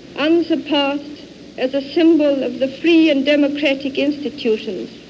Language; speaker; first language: English; native; English